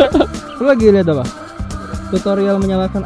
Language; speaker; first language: Indonesian; native; Indonesian